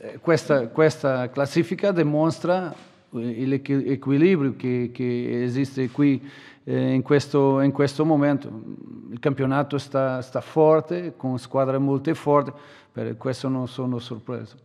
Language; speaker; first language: Italian; non-native, learner; Portuguese